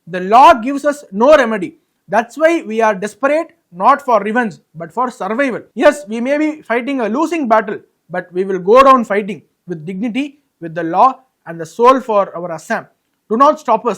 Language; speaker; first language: English; non-native, local second language; Tamil